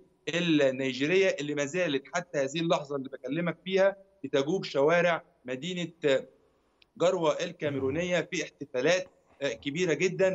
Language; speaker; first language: Arabic; native; Arabic